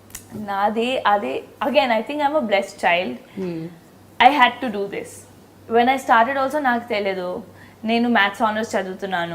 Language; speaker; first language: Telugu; non-native, local second language; Hindi